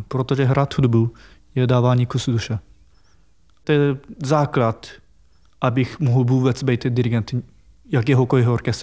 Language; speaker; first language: Czech; non-native, fluent; Japanese